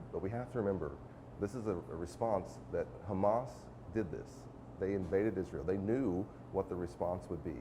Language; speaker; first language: English; native; English